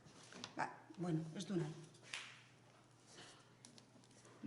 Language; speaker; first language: Basque; non-native, local second language; Spanish